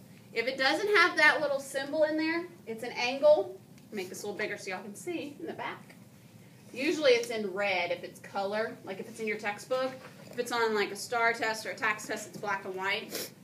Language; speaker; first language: English; native; English